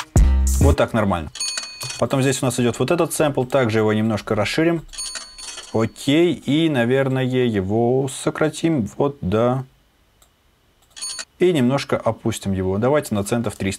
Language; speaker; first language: Russian; native; Russian